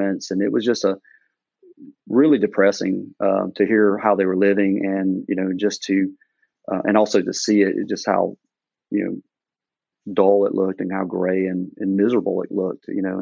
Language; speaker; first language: English; native; English